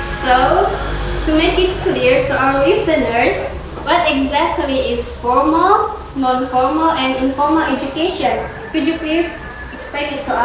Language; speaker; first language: English; non-native, learner; Indonesian